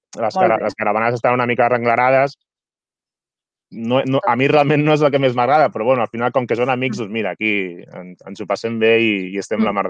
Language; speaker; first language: Catalan; native; Catalan